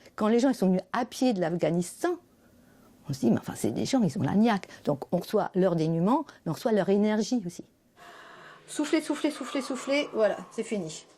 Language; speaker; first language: French; native; French